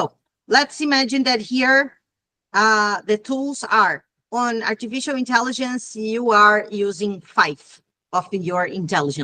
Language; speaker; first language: English; non-native, fluent; Portuguese